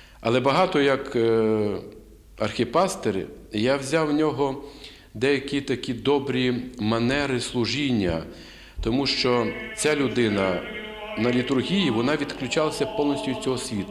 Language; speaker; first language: Ukrainian; native; Ukrainian